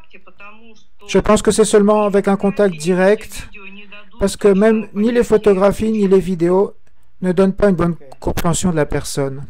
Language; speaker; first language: French; non-native, fluent; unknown